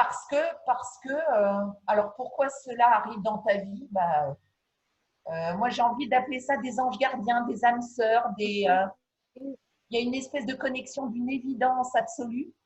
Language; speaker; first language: French; native; French